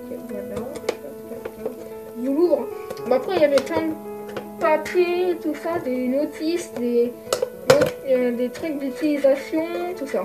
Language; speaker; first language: French; native; French